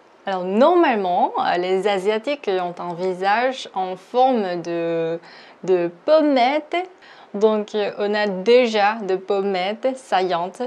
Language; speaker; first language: French; non-native, fluent; Korean